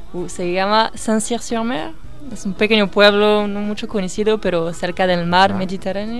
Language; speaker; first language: Spanish; non-native, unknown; French